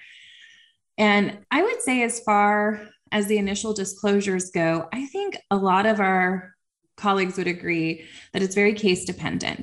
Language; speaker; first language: English; native; English